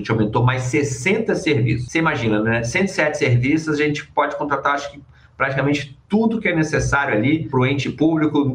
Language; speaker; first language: Portuguese; native; Portuguese